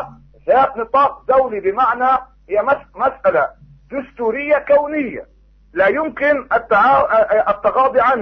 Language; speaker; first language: Arabic; native; Arabic